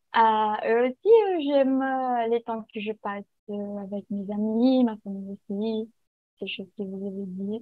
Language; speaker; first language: French; non-native, learner; Portuguese